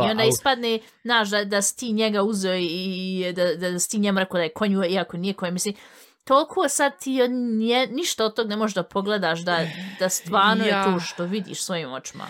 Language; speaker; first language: Bosnian; early bilingual, heritage; Bosnian